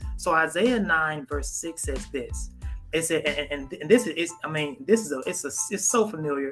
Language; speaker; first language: English; native; English